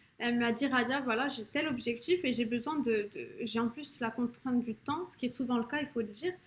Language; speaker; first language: French; native; French